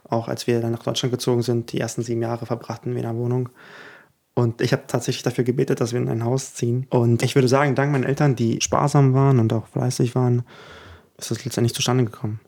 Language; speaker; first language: German; early bilingual, other home language; Ukrainian